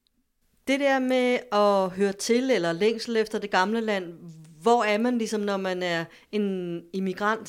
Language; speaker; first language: Danish; native; Danish